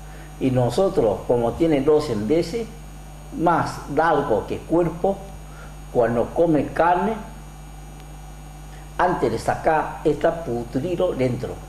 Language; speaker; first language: Spanish; non-native, learner; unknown